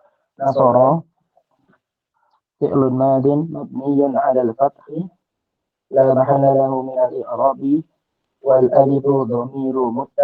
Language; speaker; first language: Arabic; non-native, learner; Indonesian